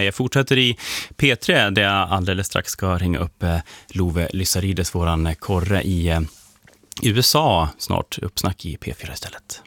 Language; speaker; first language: Swedish; native; Swedish